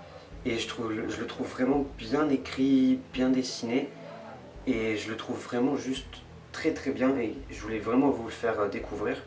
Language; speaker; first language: French; native; French